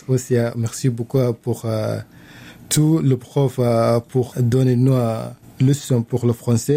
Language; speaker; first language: French; non-native, learner; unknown